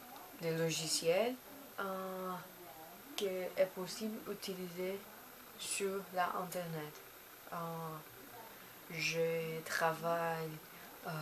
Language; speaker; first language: French; non-native, learner; Portuguese